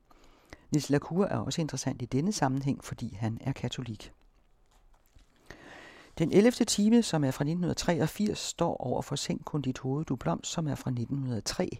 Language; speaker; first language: Danish; native; Danish